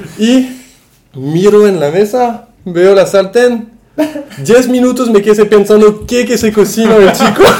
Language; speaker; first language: Spanish; non-native, fluent; French